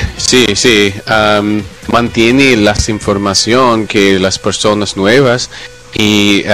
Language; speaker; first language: Spanish; non-native, learner; English